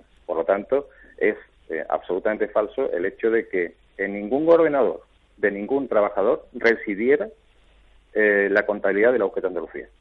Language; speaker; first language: Spanish; native; Spanish